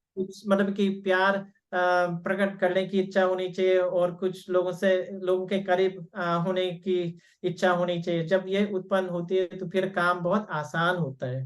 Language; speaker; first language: Hindi; non-native, fluent; English